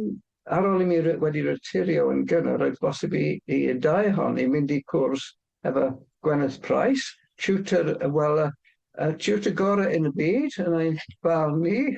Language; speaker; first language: Welsh; non-native, fluent; English